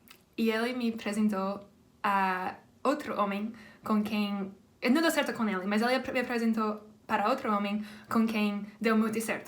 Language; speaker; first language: Portuguese; non-native, fluent; English